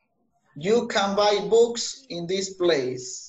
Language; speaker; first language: English; non-native, fluent; Spanish